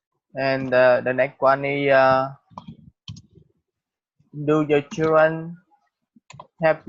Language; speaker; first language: English; non-native, learner; Vietnamese